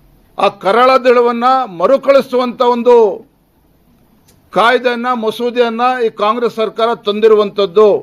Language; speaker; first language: Kannada; native; Kannada